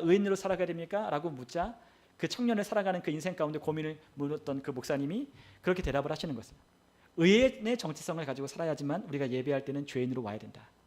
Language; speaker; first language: Korean; native; Korean